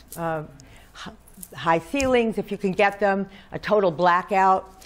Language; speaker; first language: English; native; English